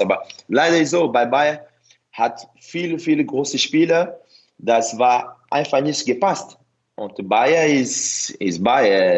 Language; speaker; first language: German; non-native, learner; Portuguese